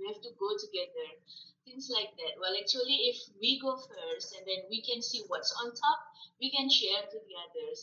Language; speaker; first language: English; non-native, fluent; Malay